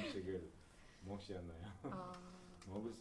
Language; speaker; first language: Korean; non-native, learner; Uzbek